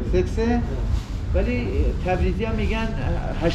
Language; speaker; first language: Persian; non-native, local second language; Kurdish